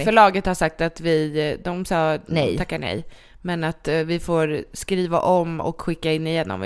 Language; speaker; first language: Swedish; native; Swedish